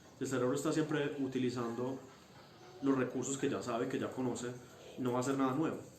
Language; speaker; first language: Spanish; early bilingual, heritage; Spanish